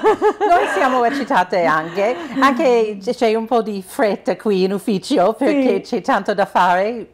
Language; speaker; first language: Italian; non-native, fluent; English